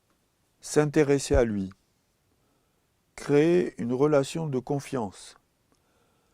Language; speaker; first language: French; native; French